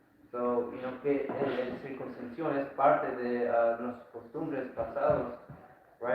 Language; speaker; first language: Spanish; early bilingual, heritage; Spanish